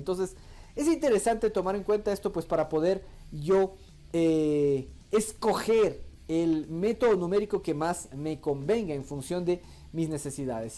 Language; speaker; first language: Spanish; native; Spanish